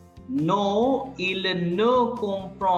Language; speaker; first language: French; non-native, fluent; Bangla